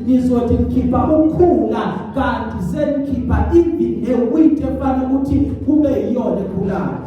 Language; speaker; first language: Zulu; native; Zulu